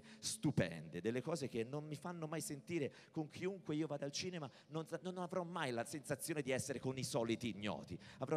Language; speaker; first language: Italian; native; Italian